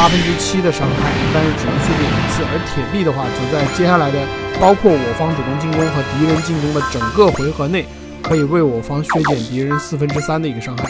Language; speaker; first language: Chinese; native; Chinese